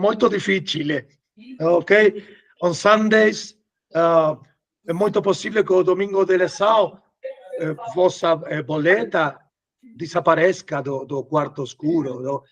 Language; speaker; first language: Portuguese; non-native, learner; Spanish